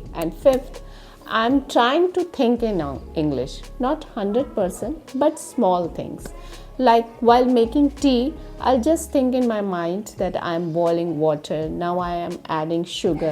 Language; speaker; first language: English; non-native, learner; Hindi